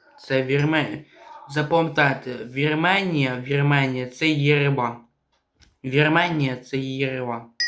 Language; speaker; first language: Ukrainian; non-native, local second language; Russian